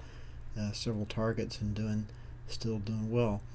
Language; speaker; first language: English; native; English